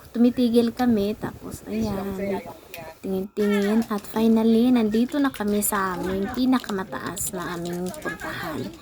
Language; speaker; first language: Filipino; non-native, local second language; Cebuano